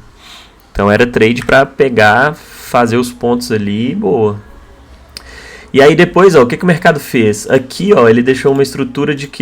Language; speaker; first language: Portuguese; native; Portuguese